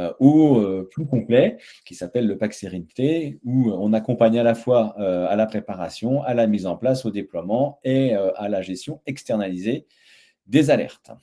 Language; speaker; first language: French; native; French